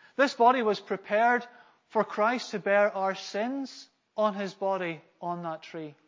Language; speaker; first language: English; native; English